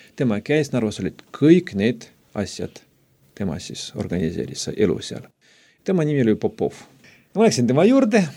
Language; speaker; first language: Estonian; non-native, local second language; Russian